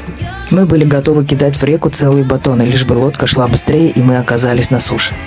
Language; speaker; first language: Russian; native; Russian